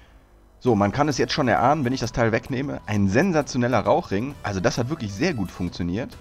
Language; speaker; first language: German; native; German